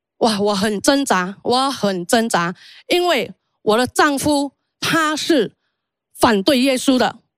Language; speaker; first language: Chinese; early bilingual, heritage; Chinese